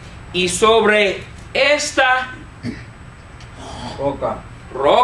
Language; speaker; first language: Spanish; non-native, fluent; English